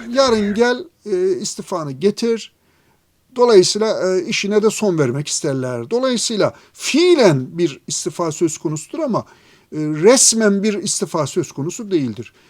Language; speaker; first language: Turkish; native; Turkish